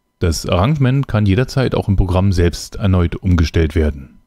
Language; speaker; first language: German; native; German